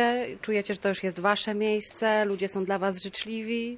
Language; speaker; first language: Polish; native; Polish